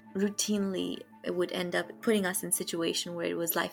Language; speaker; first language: English; non-native, local second language; Nepali